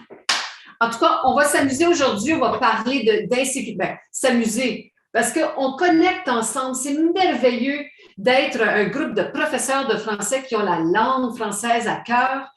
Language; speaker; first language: French; native; French